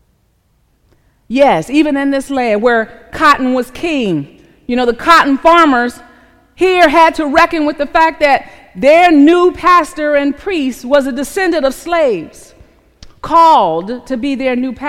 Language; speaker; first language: English; native; English